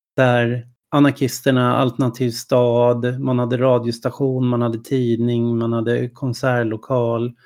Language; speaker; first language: Swedish; native; Swedish